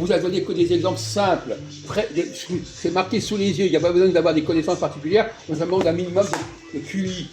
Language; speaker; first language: French; native; French